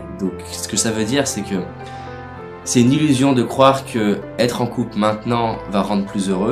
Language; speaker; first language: French; native; French